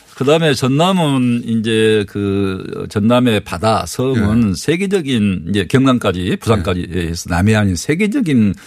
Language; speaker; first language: Korean; native; Korean